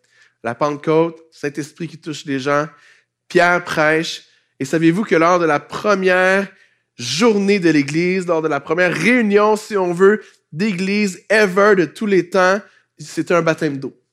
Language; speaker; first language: French; native; French